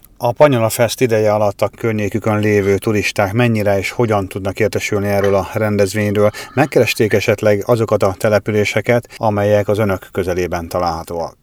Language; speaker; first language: Hungarian; native; Hungarian